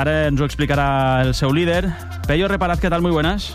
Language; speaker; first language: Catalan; native; Catalan